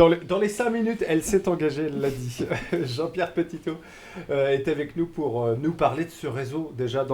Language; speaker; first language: French; native; French